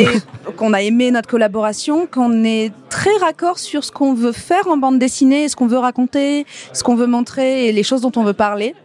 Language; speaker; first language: French; native; French